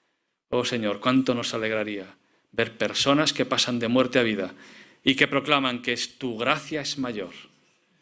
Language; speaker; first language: Spanish; native; Spanish